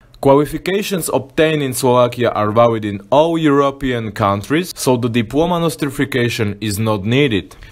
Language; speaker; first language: English; non-native, fluent; Slovak